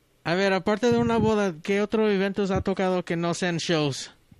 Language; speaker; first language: Spanish; non-native, learner; English